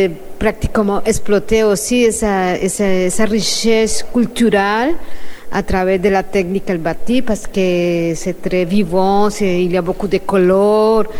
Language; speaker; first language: French; non-native, fluent; Spanish